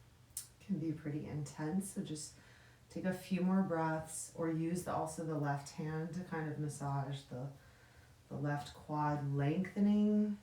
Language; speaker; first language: English; native; English